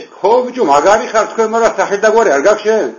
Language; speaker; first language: Georgian; native; Georgian